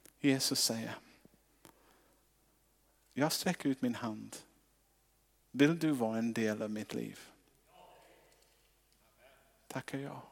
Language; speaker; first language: Swedish; non-native, fluent; English